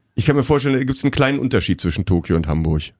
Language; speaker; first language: German; native; German